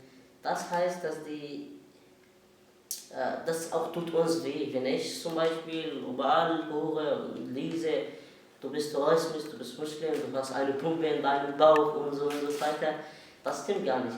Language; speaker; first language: German; non-native, learner; Arabic